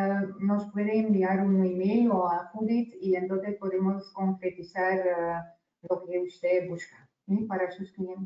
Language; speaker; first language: Spanish; non-native, fluent; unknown